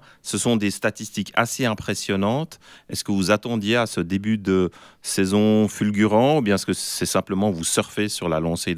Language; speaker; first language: French; native; French